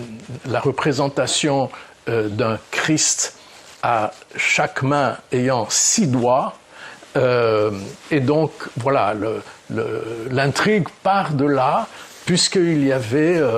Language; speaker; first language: French; early bilingual, other home language; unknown